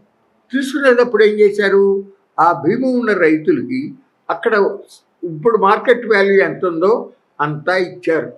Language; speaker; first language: Telugu; native; Telugu